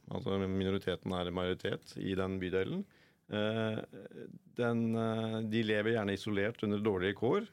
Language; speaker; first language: Norwegian; native; Norwegian